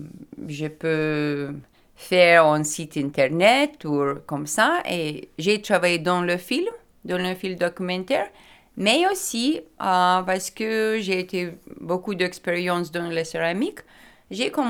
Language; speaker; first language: French; non-native, learner; Lithuanian